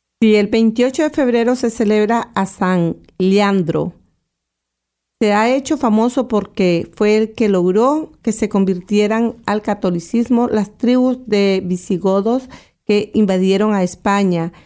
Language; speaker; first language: Spanish; native; Spanish